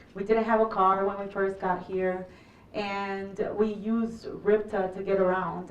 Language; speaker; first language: English; early bilingual, other home language; Spanish